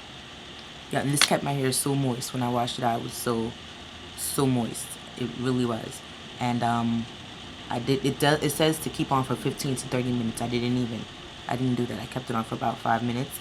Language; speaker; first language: English; native; English